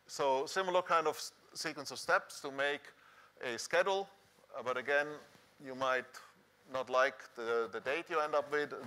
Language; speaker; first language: English; non-native, fluent; Swiss German